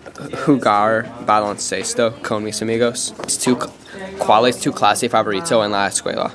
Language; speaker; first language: Spanish; non-native, learner; English